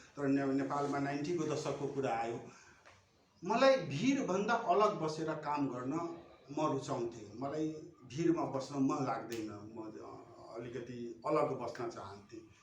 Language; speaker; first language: Nepali; non-native, local second language; Maithili